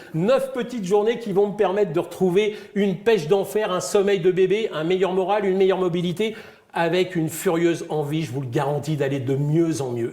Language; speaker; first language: French; native; French